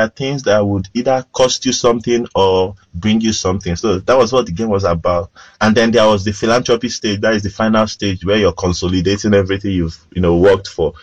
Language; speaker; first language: English; non-native, local second language; Igbo